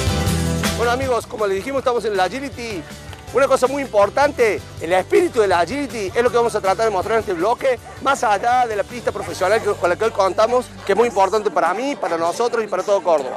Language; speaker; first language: Spanish; native; Spanish